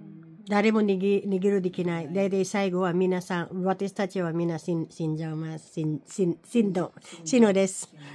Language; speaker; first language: Japanese; non-native, learner; Filipino